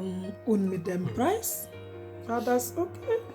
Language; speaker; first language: German; non-native, learner; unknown